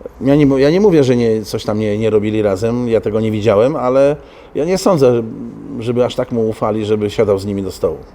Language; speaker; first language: Polish; native; Polish